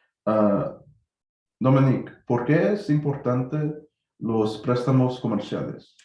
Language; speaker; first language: Spanish; early bilingual, heritage; Spanish